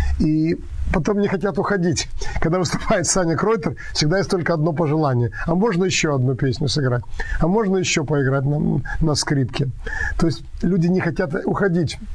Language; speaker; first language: Russian; native; Russian